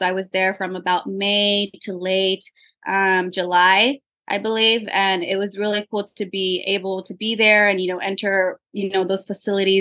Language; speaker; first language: English; early bilingual, other home language; Spanish